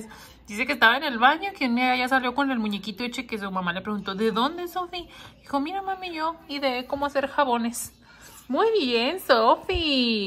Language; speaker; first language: Spanish; native; Spanish